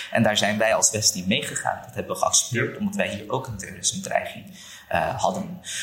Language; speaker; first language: Dutch; early bilingual, other home language; Uyghur